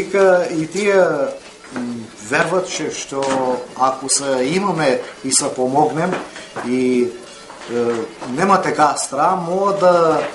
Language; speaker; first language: Bulgarian; early bilingual, heritage; Bulgarian